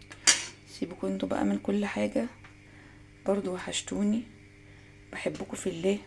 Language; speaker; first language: Arabic; native; Arabic